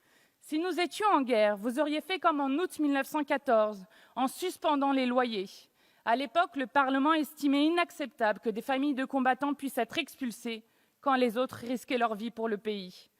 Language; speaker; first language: French; native; French